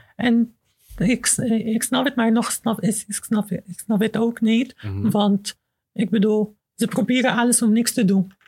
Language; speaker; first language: Dutch; non-native, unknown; Arabic